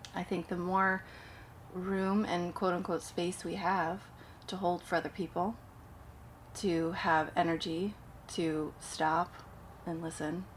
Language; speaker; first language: English; native; English